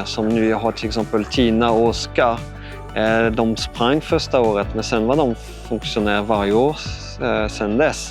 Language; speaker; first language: Swedish; non-native, fluent; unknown